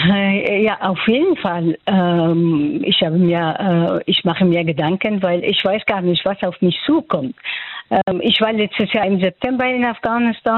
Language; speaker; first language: German; non-native, fluent; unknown